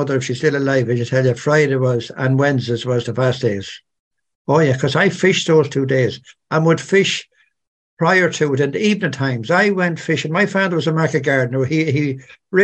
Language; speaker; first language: English; native; English